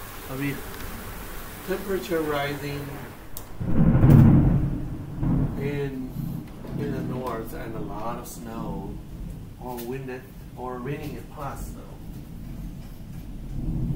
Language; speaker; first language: English; non-native, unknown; Chinese